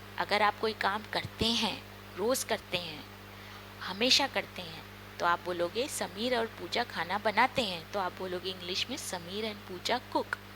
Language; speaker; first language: Hindi; non-native, local second language; Marathi